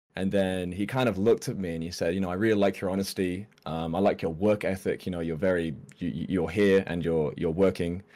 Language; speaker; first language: English; native; English